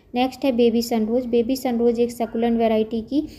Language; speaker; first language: Hindi; non-native, local second language; Gujarati